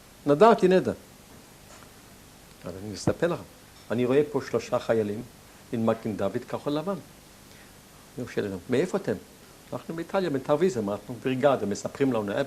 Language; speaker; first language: Hebrew; non-native, fluent; German